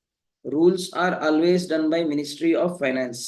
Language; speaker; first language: English; non-native, local second language; Kannada